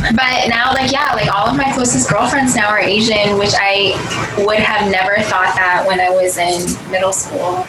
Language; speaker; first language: English; early bilingual, other home language; Cantonese